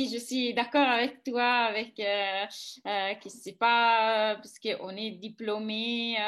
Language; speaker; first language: French; non-native, fluent; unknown